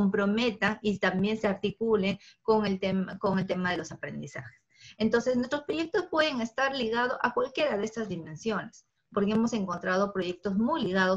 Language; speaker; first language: Spanish; native; Spanish